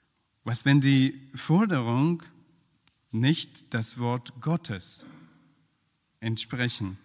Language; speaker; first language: German; non-native, fluent; Persian